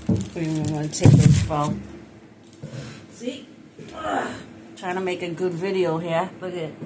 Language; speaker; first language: English; native; English